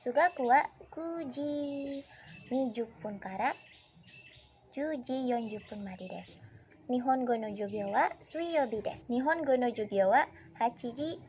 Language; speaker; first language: Japanese; non-native, learner; Indonesian